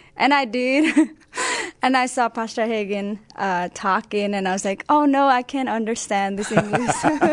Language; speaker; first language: English; non-native, local second language; Nepali